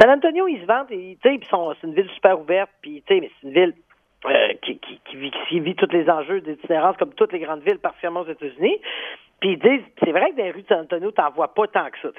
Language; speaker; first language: French; native; French